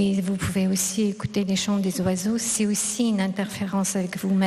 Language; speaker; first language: French; non-native, fluent; Russian